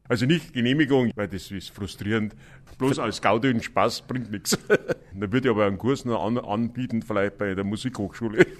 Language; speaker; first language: German; native; German